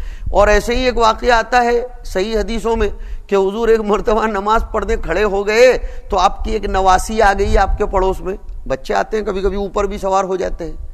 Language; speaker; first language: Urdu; non-native, local second language; Gujarati